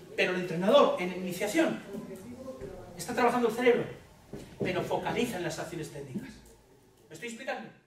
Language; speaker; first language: Spanish; native; Spanish